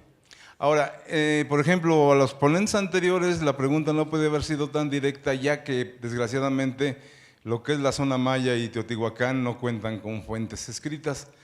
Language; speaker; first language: Spanish; native; Spanish